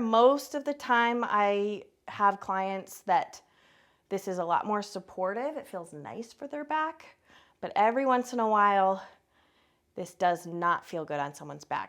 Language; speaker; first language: English; native; English